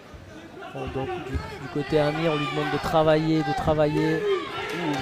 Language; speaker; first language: French; native; French